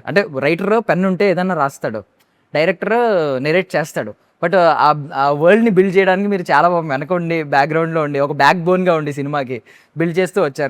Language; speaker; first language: Telugu; native; Telugu